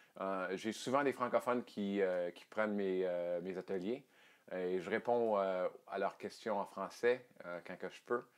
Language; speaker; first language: French; native; French